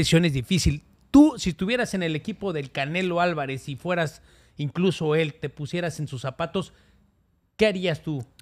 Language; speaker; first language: Spanish; native; Spanish